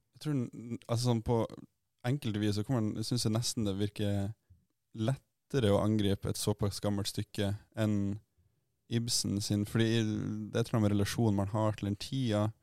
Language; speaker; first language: Norwegian; native; Norwegian